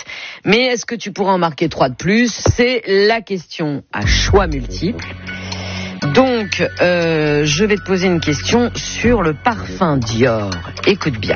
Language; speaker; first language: French; native; French